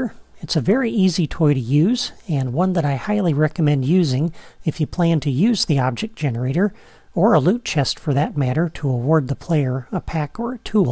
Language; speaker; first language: English; native; English